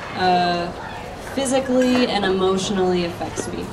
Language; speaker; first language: English; native; English